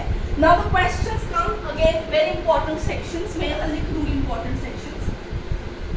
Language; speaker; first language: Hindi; native; Hindi